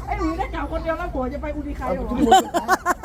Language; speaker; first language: Korean; non-native, learner; Thai